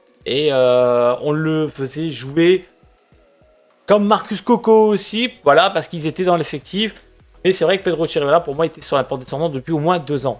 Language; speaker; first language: French; native; French